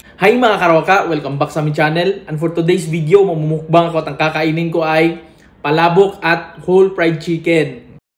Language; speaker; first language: Filipino; non-native, local second language; Cebuano